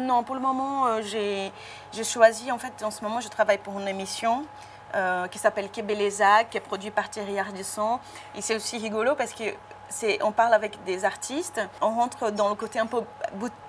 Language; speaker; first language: French; non-native, fluent; Portuguese